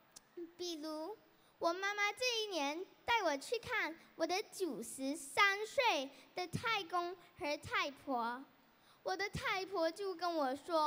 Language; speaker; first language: Chinese; early bilingual, heritage; Chinese